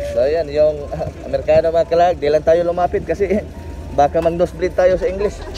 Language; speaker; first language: Filipino; non-native, local second language; Cebuano